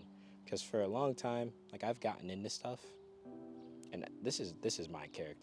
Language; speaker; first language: English; native; English